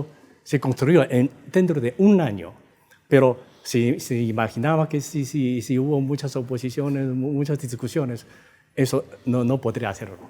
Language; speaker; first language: Spanish; non-native, fluent; Chinese